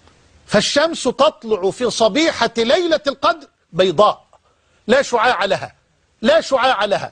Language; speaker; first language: Arabic; native; Arabic